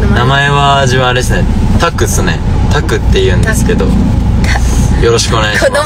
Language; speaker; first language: Japanese; early bilingual, other home language; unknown